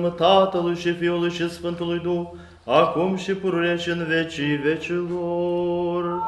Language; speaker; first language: Romanian; native; Romanian